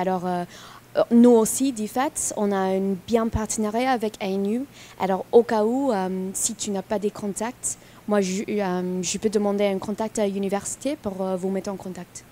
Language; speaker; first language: French; non-native, fluent; English